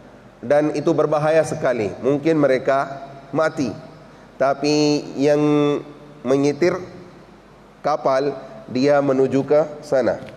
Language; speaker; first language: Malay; non-native, fluent; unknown